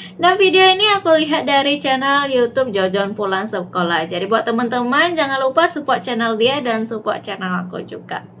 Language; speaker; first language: Indonesian; native; Indonesian